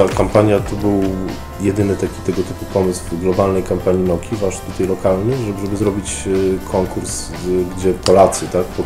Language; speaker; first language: Polish; native; Polish